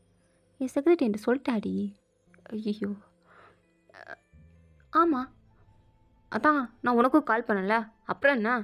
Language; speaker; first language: Tamil; native; Tamil